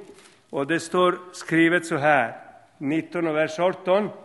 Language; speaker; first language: Swedish; non-native, fluent; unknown